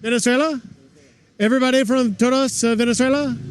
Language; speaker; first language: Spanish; non-native, learner; English